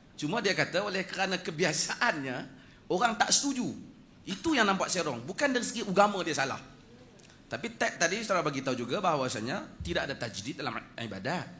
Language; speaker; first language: Malay; native; Malay